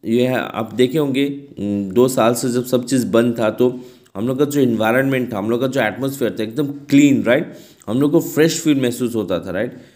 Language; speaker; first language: Hindi; non-native, local second language; Bangla